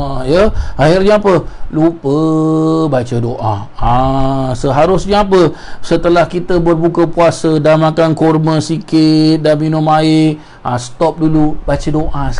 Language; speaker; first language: Malay; native; Malay